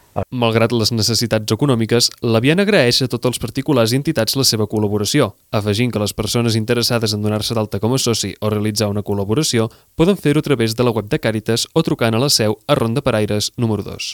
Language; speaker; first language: Catalan; native; Catalan